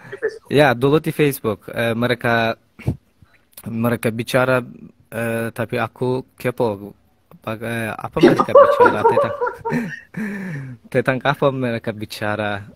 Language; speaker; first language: Indonesian; non-native, learner; Azerbaijani